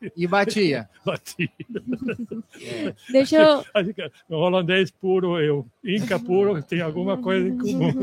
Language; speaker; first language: Portuguese; non-native, fluent; Dutch